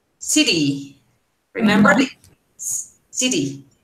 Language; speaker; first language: English; non-native, fluent; Spanish